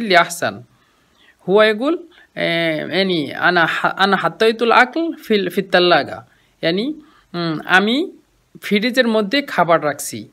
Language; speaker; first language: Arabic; non-native, fluent; Bangla